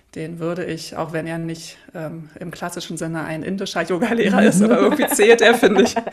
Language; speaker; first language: German; native; German